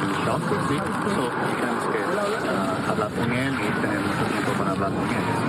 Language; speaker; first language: Spanish; early bilingual, heritage; Spanish